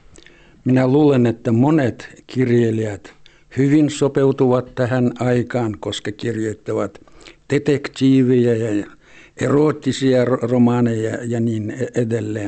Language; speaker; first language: Finnish; early bilingual, heritage; Finnish